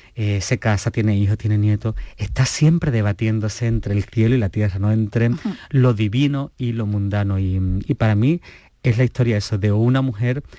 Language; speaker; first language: Spanish; native; Spanish